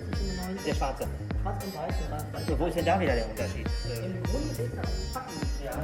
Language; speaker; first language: German; native; German